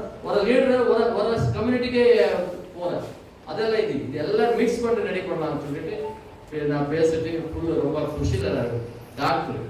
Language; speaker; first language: Tamil; non-native, learner; Kannada